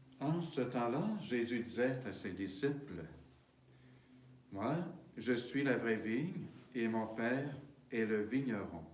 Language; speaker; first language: French; native; French